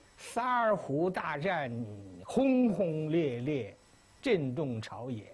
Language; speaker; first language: Chinese; native; Chinese